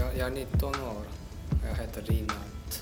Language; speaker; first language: Swedish; non-native, learner; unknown